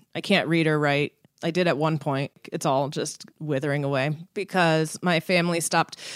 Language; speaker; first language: English; early bilingual, other home language; Persian